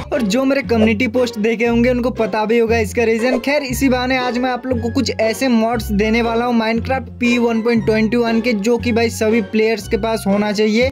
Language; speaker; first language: Hindi; non-native, local second language; Bangla